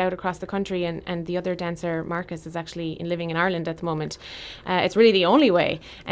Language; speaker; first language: English; native; English